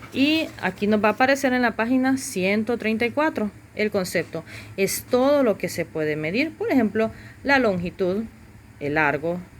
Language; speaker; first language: Spanish; native; Spanish